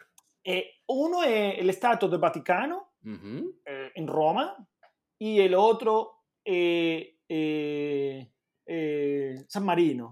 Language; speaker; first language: Italian; non-native, learner; Spanish